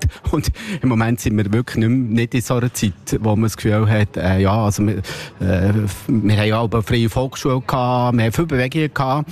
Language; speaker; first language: German; native; German